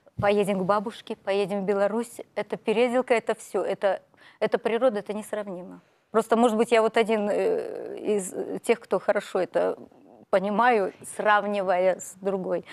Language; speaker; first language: Russian; native; Russian